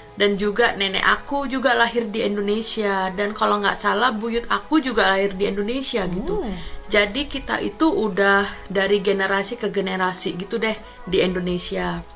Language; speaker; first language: Indonesian; native; Indonesian